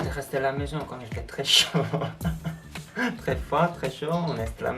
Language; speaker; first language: French; non-native, learner; Korean